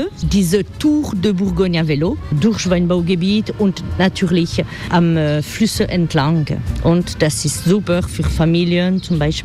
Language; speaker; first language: German; non-native, learner; French